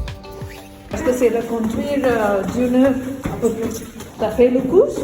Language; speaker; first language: French; non-native, fluent; Hindi